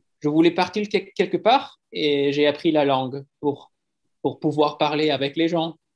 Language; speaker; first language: French; non-native, fluent; Swedish